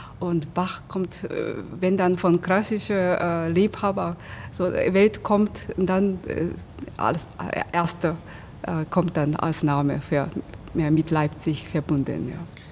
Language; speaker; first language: German; non-native, learner; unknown